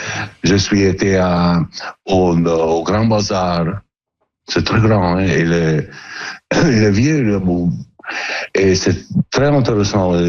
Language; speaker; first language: French; non-native, learner; Italian